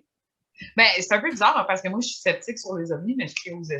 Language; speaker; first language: French; native; French